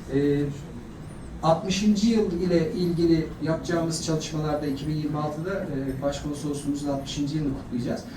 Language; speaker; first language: Turkish; native; Turkish